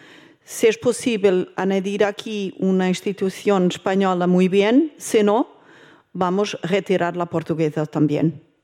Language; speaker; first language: Spanish; non-native, fluent; Portuguese